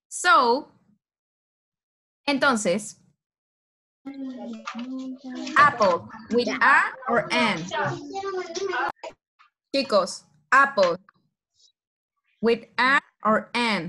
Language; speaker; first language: English; non-native, fluent; Spanish